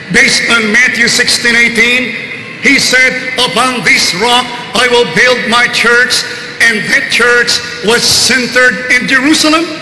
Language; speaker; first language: English; non-native, local second language; Filipino